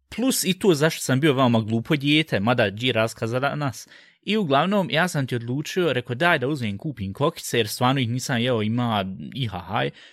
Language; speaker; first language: Bosnian; early bilingual, heritage; Bosnian